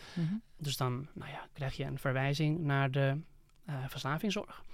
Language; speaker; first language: Dutch; non-native, fluent; Spanish